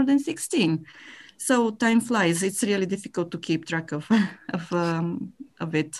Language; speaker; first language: English; non-native, fluent; Bulgarian